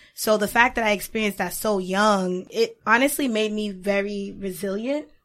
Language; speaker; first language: English; native; English